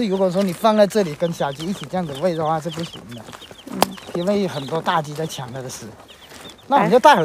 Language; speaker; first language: Chinese; native; Chinese